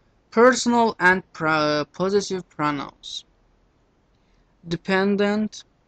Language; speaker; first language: English; non-native, fluent; Azerbaijani